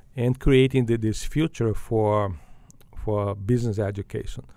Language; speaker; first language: English; non-native, fluent; Portuguese